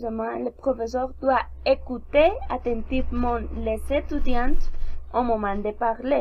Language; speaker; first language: French; non-native, learner; Spanish